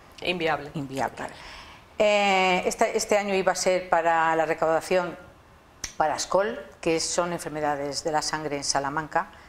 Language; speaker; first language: Spanish; native; Spanish